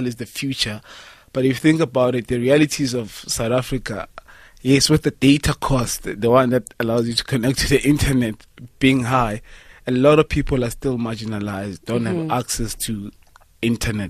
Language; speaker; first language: English; non-native, local second language; Northern Sotho